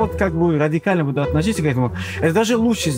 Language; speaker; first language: Russian; native; Russian